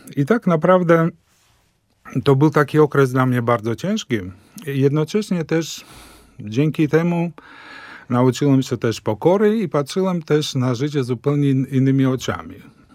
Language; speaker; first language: Polish; early bilingual, heritage; Polish